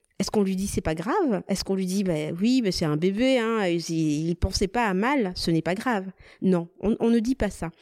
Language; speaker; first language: French; native; French